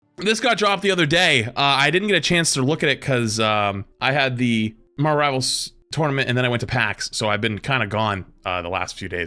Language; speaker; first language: English; native; English